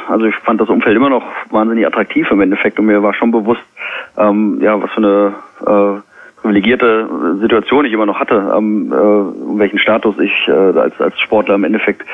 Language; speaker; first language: German; native; German